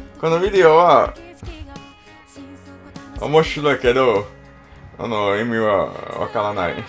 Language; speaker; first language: Japanese; non-native, learner; English